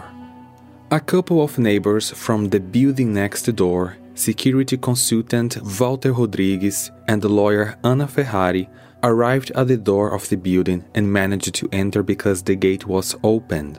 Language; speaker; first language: English; non-native, fluent; Portuguese